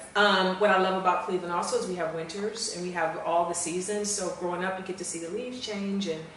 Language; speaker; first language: English; native; English